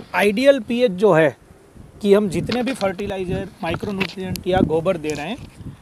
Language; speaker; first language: Hindi; non-native, local second language; Gujarati